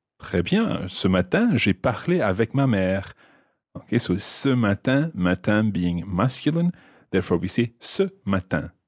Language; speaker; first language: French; non-native, fluent; English